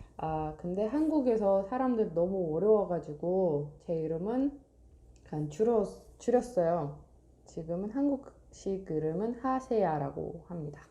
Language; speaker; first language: Korean; non-native, fluent; Russian